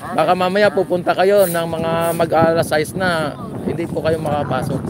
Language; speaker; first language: Filipino; non-native, local second language; Cebuano